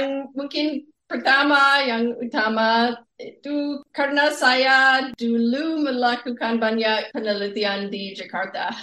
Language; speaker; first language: Indonesian; non-native, fluent; English